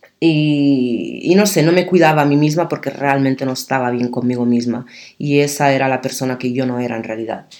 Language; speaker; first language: Spanish; early bilingual, other home language; Arabic